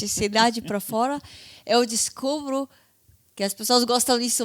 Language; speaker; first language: Portuguese; non-native, fluent; Hebrew